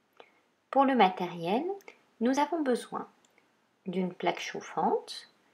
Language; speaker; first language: French; native; French